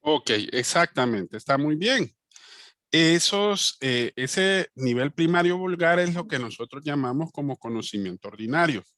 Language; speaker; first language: Spanish; native; Spanish